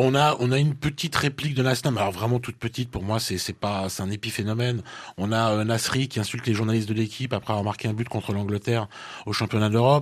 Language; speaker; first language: French; native; French